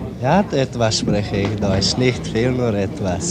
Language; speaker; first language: German; non-native, learner; Hungarian